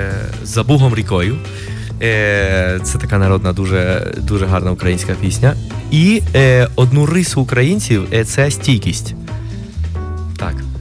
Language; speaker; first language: Ukrainian; non-native, fluent; Spanish